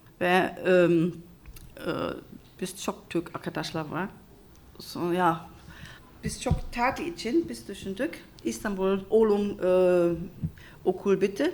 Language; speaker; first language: Turkish; non-native, learner; German